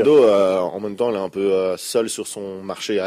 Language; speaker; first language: French; native; French